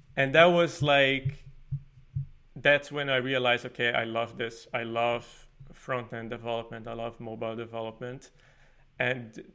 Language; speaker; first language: English; non-native, fluent; Portuguese